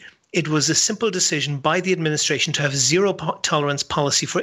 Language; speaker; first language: English; native; English